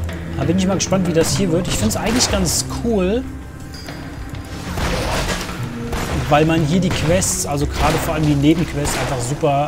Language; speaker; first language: German; native; German